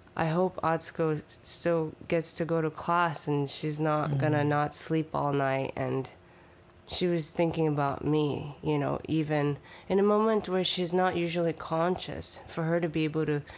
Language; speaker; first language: English; early bilingual, other home language; Chinese